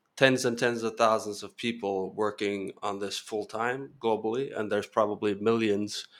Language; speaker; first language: English; non-native, fluent; Norwegian